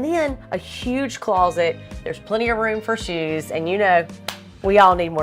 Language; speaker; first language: English; native; English